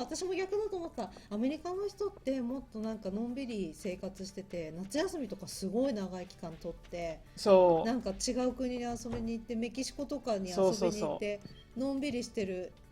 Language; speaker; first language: Japanese; native; Japanese